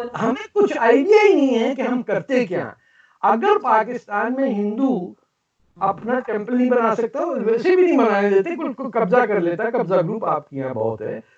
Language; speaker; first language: Urdu; native; Urdu